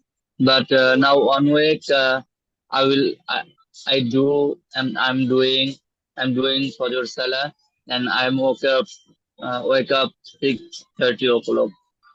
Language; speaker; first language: English; non-native, learner; Bangla